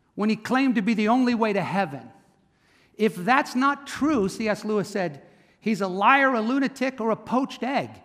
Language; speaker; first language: English; native; English